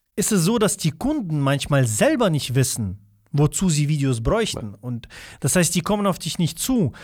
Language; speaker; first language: German; non-native, fluent; Russian